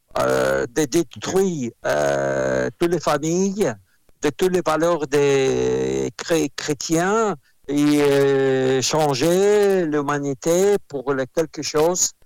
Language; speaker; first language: French; non-native, fluent; Russian